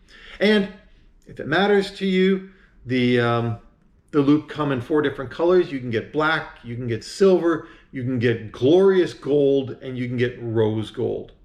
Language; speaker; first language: English; native; English